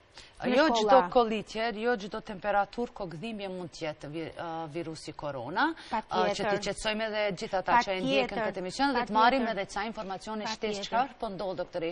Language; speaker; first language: Albanian; native; Albanian